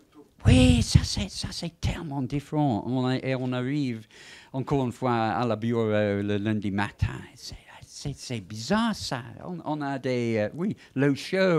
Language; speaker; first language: French; non-native, fluent; English